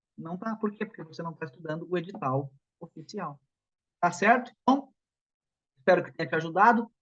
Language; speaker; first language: Portuguese; native; Portuguese